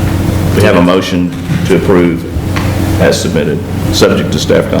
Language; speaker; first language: English; native; English